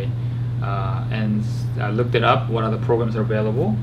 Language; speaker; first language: English; non-native, fluent; Korean